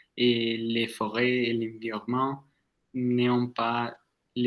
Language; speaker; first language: French; non-native, learner; Spanish